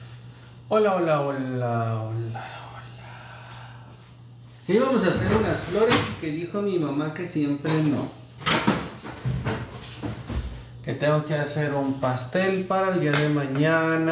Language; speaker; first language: Spanish; native; Spanish